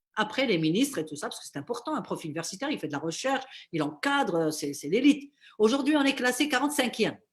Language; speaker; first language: French; non-native, local second language; Arabic